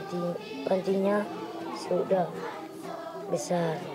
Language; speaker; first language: Indonesian; non-native, local second language; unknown